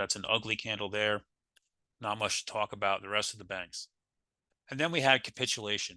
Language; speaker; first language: English; native; English